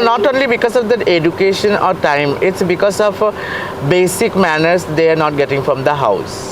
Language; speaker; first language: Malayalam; non-native, learner; Assamese